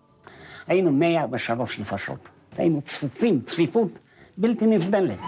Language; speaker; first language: Hebrew; non-native, fluent; Yiddish